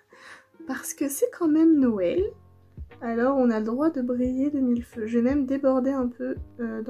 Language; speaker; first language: French; native; French